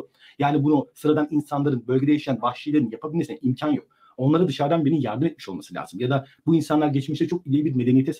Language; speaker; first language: Turkish; native; Turkish